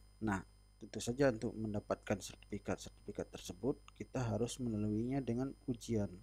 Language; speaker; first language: Indonesian; native; Indonesian